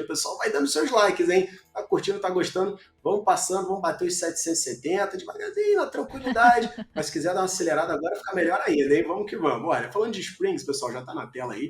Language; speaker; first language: Portuguese; native; Portuguese